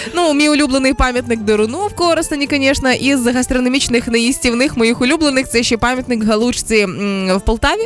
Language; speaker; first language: Ukrainian; native; Ukrainian